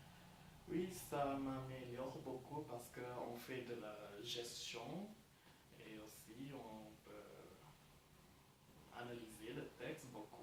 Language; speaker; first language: French; non-native, fluent; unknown